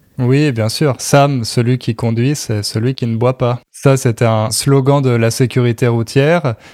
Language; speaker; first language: French; native; French